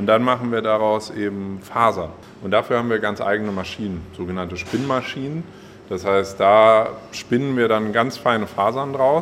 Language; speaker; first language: German; native; German